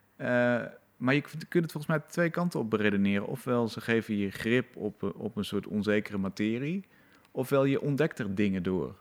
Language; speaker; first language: Dutch; native; Dutch